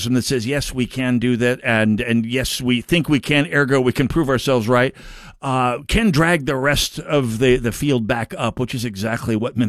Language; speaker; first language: English; native; English